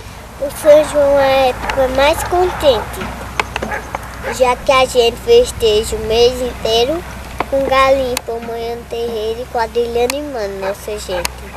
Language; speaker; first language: Portuguese; native; Portuguese